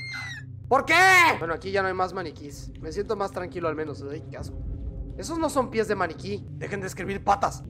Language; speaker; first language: Spanish; native; Spanish